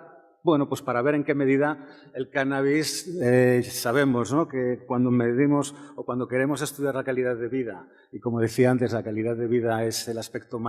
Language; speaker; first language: Spanish; native; Spanish